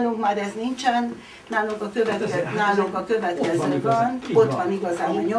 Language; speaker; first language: Hungarian; native; Hungarian